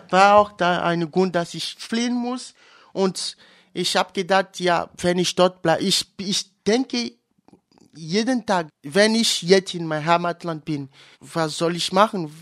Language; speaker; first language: German; non-native, learner; Ewe